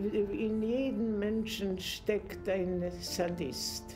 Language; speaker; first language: German; non-native, fluent; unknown